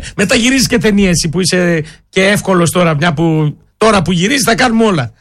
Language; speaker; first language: Greek; native; Greek